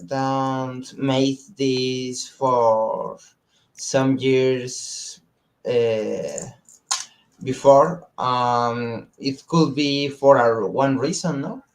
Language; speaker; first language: English; non-native, learner; Spanish